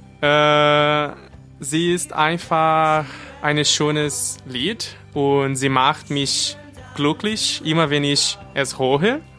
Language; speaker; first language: German; non-native, fluent; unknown